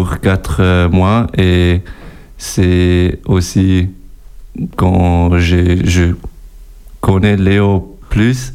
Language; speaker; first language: French; non-native, local second language; German